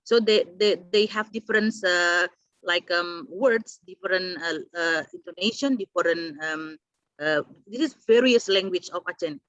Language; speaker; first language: English; non-native, fluent; Indonesian